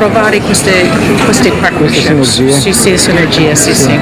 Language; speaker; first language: Italian; non-native, fluent; English